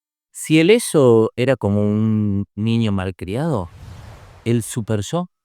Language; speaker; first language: Spanish; native; Spanish